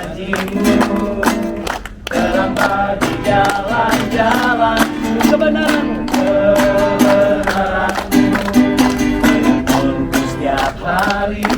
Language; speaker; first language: Indonesian; native; Indonesian